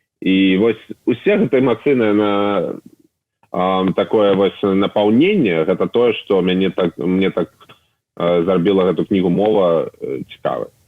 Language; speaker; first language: Belarusian; non-native, local second language; Russian